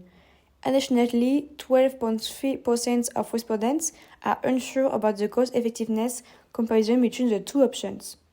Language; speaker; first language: English; non-native, fluent; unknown